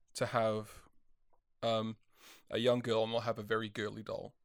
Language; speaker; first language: English; native; English